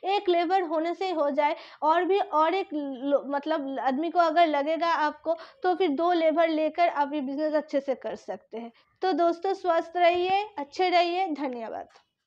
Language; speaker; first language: Hindi; non-native, local second language; Bangla